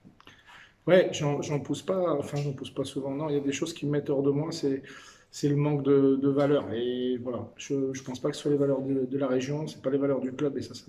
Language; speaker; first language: French; native; French